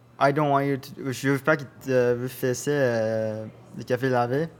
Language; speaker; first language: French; non-native, learner; Spanish